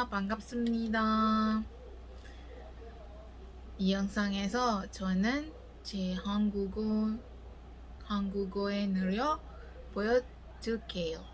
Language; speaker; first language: Korean; non-native, learner; Malay